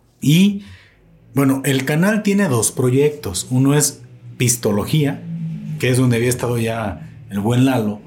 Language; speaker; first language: Spanish; native; Spanish